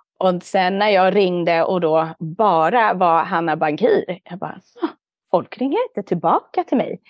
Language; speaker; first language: Swedish; native; Swedish